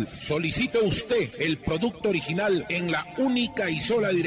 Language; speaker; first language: Spanish; native; Spanish